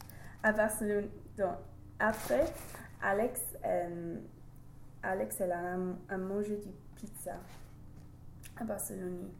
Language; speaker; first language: French; non-native, learner; English